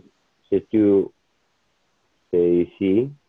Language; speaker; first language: French; non-native, learner; Italian